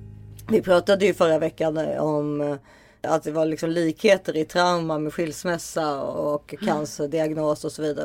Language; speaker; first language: Swedish; native; Swedish